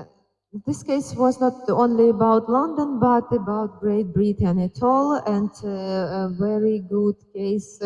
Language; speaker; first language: English; non-native, fluent; Ukrainian